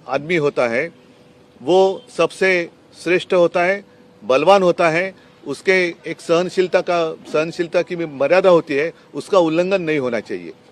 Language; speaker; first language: Hindi; non-native, local second language; Marathi